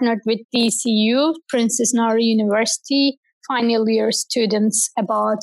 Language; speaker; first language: English; non-native, fluent; Turkish